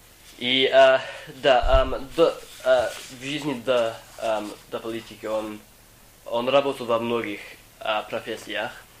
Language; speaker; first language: Russian; non-native, fluent; English